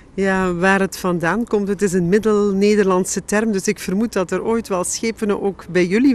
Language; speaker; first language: Dutch; native; Dutch